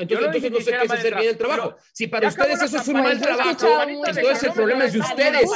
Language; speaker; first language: Spanish; native; Spanish